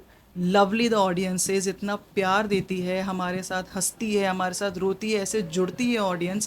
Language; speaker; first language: Hindi; native; Hindi